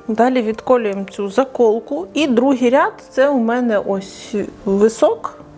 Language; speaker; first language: Ukrainian; non-native, local second language; Russian